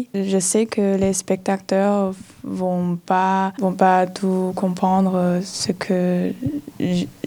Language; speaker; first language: French; non-native, fluent; Chinese